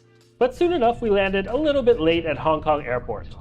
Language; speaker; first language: English; native; English